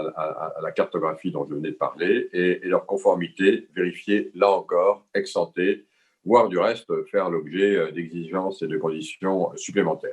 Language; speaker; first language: French; native; French